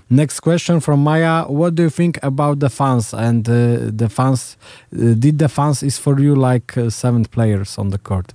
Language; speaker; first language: English; non-native, learner; Polish